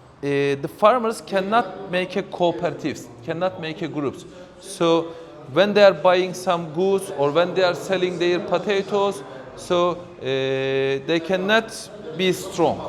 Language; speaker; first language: English; non-native, fluent; Turkish